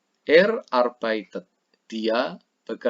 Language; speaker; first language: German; non-native, fluent; Indonesian